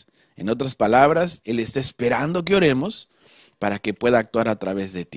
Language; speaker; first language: Spanish; native; Spanish